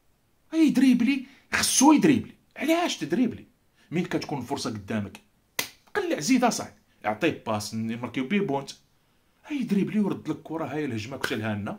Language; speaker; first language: Arabic; native; Arabic